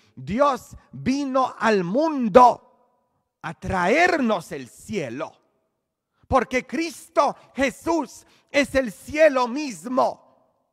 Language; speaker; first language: Spanish; native; Spanish